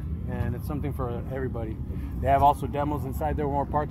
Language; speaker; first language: English; early bilingual, other home language; Spanish